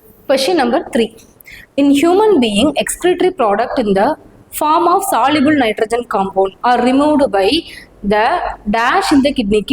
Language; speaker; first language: English; non-native, local second language; Tamil